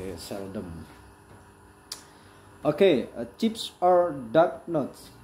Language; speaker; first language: English; non-native, learner; Indonesian